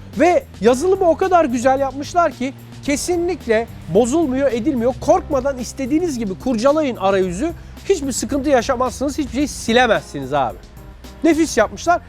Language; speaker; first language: Turkish; native; Turkish